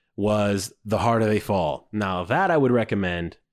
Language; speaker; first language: English; native; English